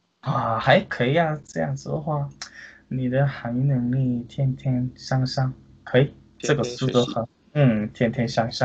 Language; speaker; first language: Chinese; non-native, fluent; Korean